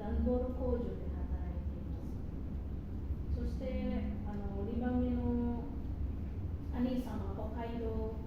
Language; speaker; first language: Japanese; non-native, learner; Indonesian